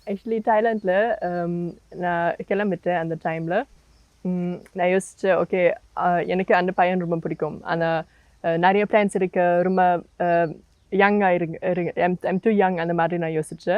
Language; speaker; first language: Tamil; non-native, learner; German